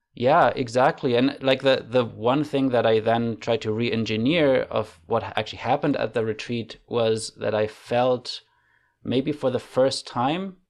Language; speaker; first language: English; non-native, fluent; German